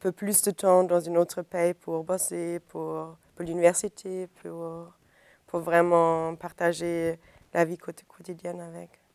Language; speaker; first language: French; non-native, fluent; German